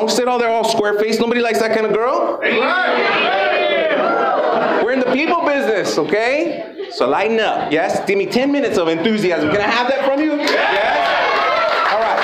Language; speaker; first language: English; native; English